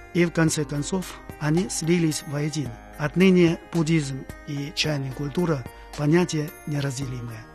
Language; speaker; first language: Russian; non-native, fluent; Chinese